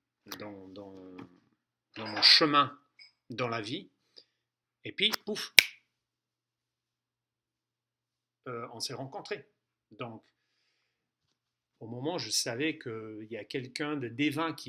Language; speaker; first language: French; non-native, fluent; English